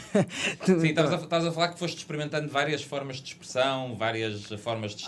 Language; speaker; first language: Portuguese; native; Portuguese